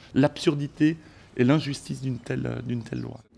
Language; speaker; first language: French; early bilingual, other home language; Spanish